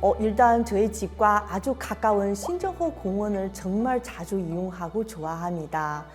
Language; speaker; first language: Korean; non-native, fluent; Chinese